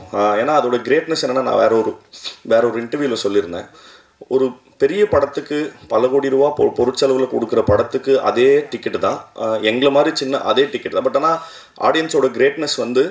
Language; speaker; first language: Tamil; native; Tamil